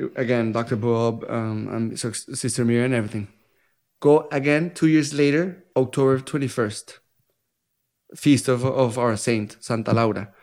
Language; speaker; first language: English; non-native, fluent; Spanish